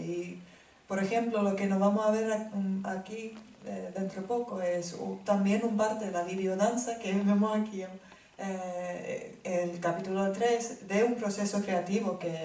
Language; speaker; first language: Spanish; non-native, fluent; Finnish